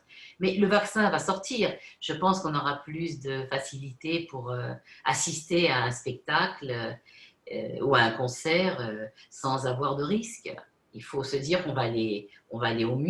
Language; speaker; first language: French; non-native, fluent; Spanish